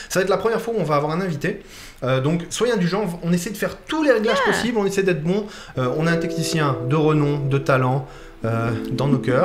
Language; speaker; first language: French; native; French